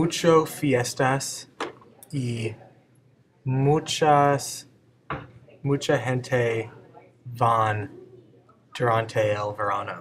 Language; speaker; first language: Spanish; non-native, learner; English